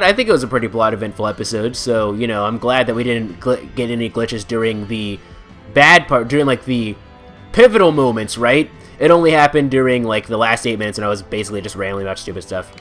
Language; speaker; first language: English; native; English